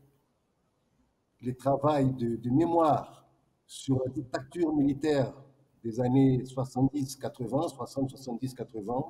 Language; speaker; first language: French; non-native, fluent; Portuguese